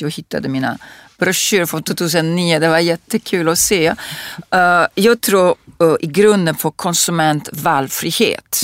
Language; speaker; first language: Swedish; non-native, fluent; Italian